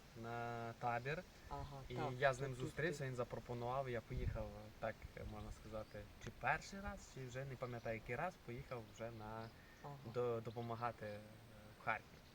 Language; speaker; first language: Ukrainian; native; Ukrainian